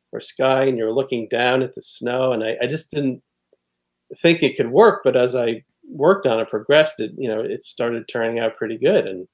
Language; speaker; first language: English; native; English